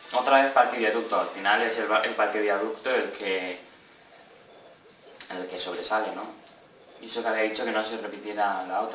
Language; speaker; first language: Spanish; native; Spanish